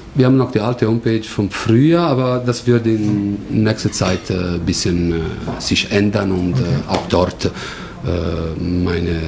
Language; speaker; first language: German; non-native, learner; Italian